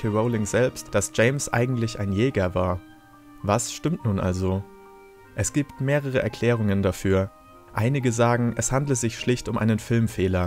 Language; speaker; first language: German; native; German